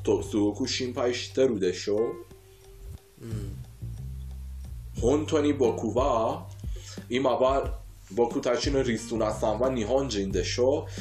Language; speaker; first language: Japanese; non-native, fluent; Persian